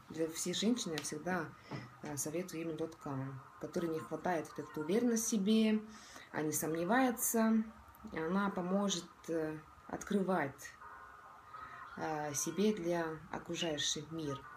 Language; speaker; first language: Russian; non-native, local second language; Estonian